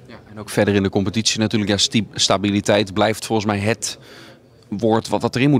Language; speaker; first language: Dutch; native; Dutch